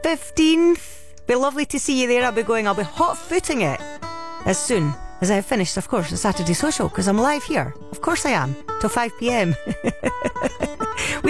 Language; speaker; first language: English; native; English